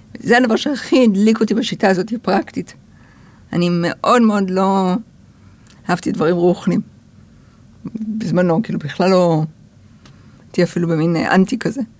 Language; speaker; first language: Hebrew; early bilingual, other home language; English